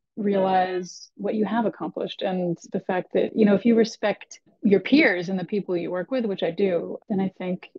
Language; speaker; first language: English; native; English